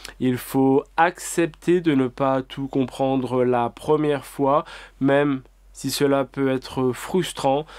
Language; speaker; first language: French; native; French